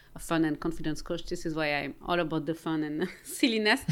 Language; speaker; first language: English; non-native, fluent; French